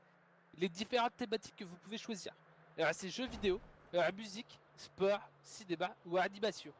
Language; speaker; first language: French; native; French